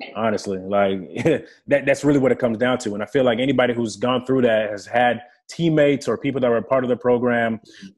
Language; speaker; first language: English; early bilingual, other home language; French